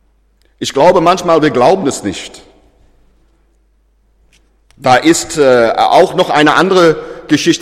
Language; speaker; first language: German; non-native, fluent; English